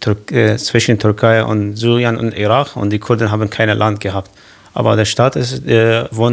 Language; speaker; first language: German; non-native, learner; Kurdish